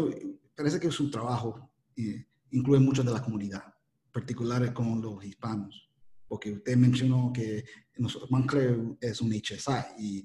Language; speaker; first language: Spanish; early bilingual, heritage; Spanish